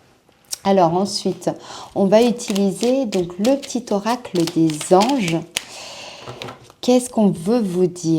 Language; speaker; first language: French; native; French